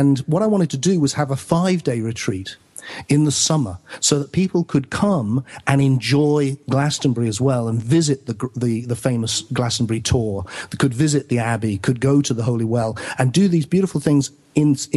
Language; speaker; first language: English; native; English